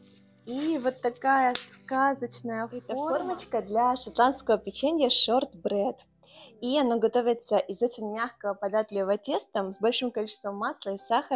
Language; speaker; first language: Russian; native; Russian